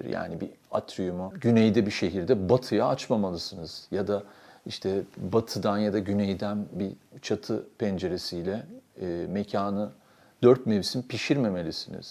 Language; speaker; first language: Turkish; native; Turkish